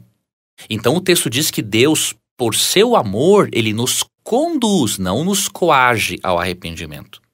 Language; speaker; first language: Portuguese; native; Portuguese